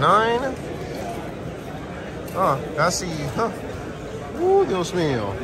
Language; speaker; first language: Spanish; early bilingual, heritage; English